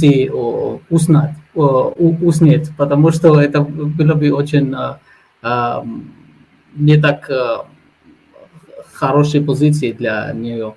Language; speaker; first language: Russian; non-native, fluent; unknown